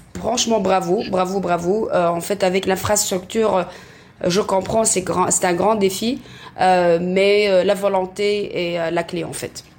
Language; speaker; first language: French; non-native, local second language; Arabic